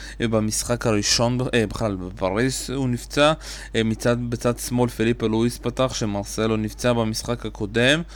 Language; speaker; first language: Hebrew; native; Hebrew